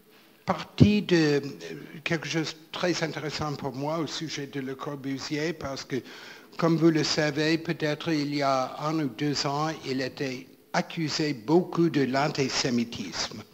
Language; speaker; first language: French; non-native, fluent; English